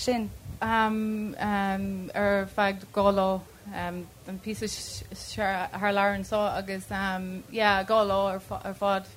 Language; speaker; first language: Irish; non-native, local second language; English